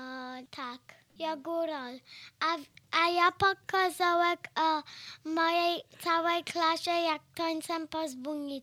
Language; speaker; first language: Polish; early bilingual, heritage; Polish